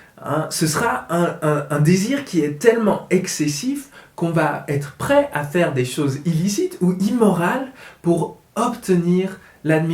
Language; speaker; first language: French; native; French